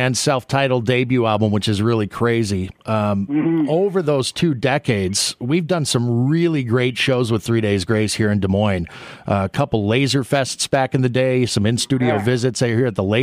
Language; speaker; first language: English; native; English